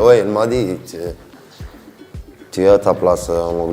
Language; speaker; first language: French; non-native, local second language; Arabic